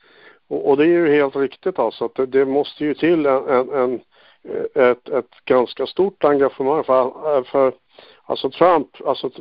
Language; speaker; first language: Swedish; native; Swedish